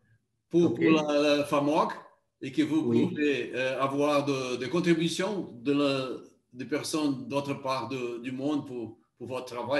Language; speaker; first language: French; non-native, learner; Portuguese